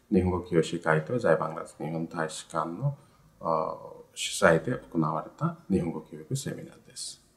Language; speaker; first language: Japanese; non-native, fluent; Bangla